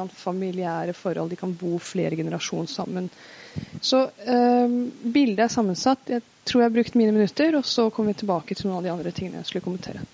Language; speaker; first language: Norwegian; early bilingual, other home language; Persian